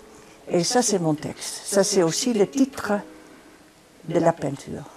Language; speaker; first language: French; non-native, fluent; Dutch